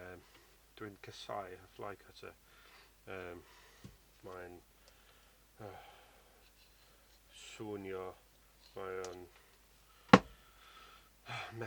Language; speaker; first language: Welsh; non-native, learner; English